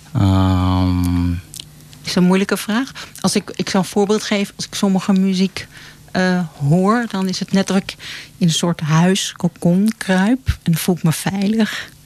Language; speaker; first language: Dutch; native; Dutch